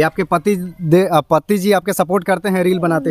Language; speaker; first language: Hindi; native; Hindi